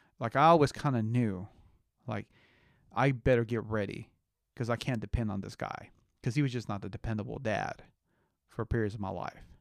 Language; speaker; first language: English; early bilingual, other home language; Spanish